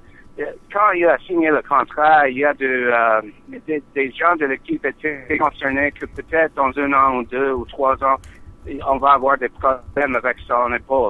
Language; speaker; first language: French; non-native, learner; English